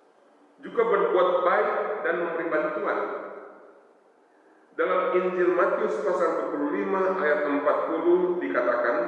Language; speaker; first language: Indonesian; native; Indonesian